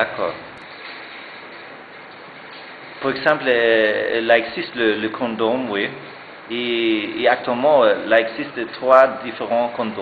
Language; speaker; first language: French; non-native, learner; German